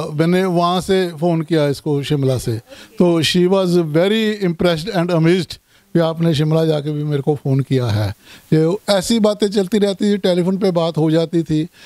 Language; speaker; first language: Hindi; non-native, local second language; Punjabi